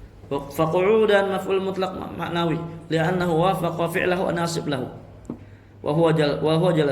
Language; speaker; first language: Arabic; non-native, fluent; Indonesian